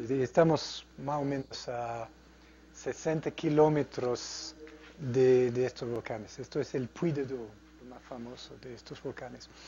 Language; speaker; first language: Spanish; non-native, fluent; English